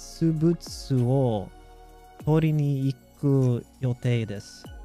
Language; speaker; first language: Japanese; non-native, learner; English